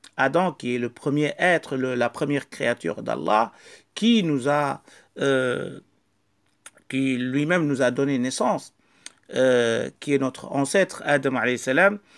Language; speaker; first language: French; non-native, local second language; Wolof